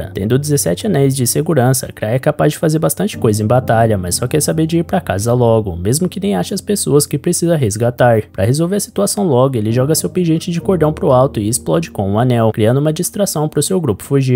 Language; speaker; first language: Portuguese; native; Portuguese